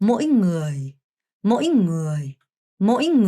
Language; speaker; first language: Vietnamese; non-native, fluent; Korean